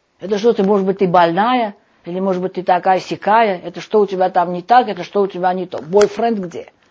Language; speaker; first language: Russian; non-native, local second language; Armenian